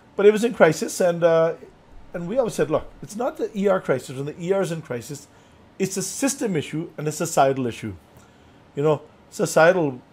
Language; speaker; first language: English; native; English